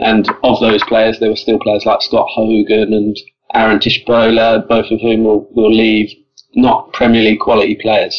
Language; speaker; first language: English; native; English